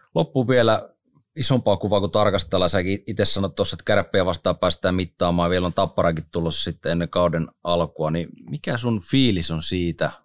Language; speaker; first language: Finnish; native; Finnish